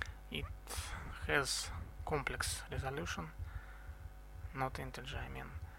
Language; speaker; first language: English; non-native, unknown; Russian